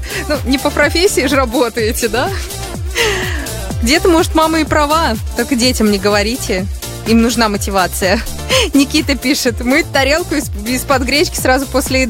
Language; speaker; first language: Russian; native; Russian